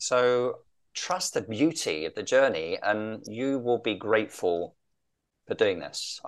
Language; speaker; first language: English; native; English